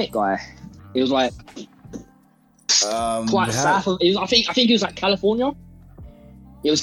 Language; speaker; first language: English; native; English